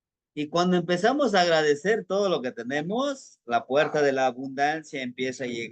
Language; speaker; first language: Spanish; native; Spanish